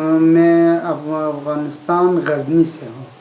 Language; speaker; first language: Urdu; non-native, learner; Persian